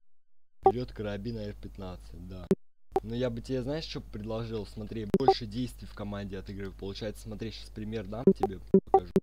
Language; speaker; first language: Russian; native; Russian